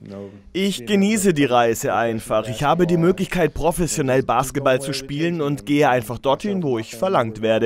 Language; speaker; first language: German; native; German